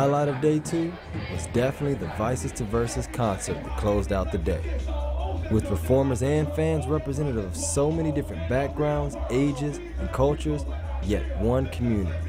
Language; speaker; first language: English; native; English